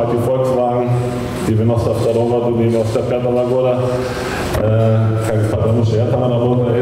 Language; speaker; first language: Russian; non-native, fluent; German